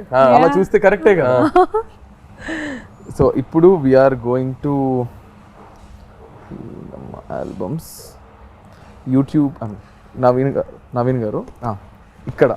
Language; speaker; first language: Telugu; native; Telugu